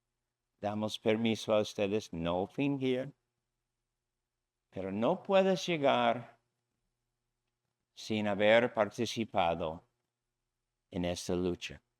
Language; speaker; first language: Spanish; non-native, fluent; English